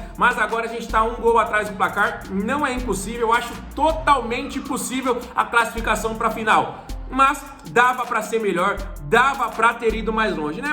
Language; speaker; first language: Portuguese; native; Portuguese